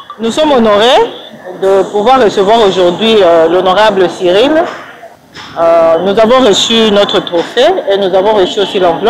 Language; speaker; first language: French; non-native, local second language; Swahili